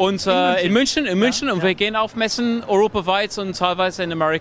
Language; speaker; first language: German; non-native, fluent; English